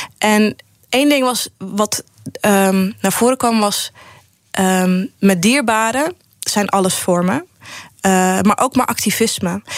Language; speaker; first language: Dutch; early bilingual, other home language; Arabic